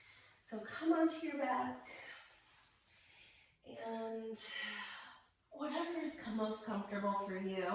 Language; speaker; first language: English; native; English